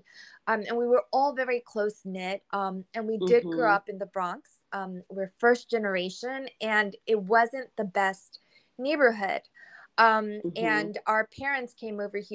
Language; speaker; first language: English; early bilingual, other home language; Spanish